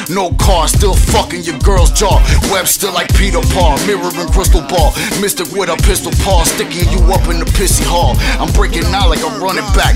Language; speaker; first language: English; early bilingual, other home language; Spanish